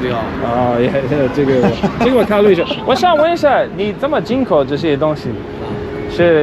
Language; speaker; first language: Chinese; non-native, learner; English